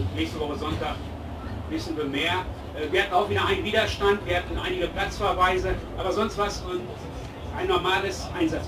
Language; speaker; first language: German; native; German